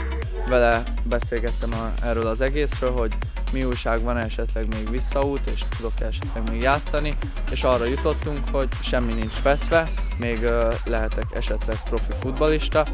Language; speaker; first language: Hungarian; native; Hungarian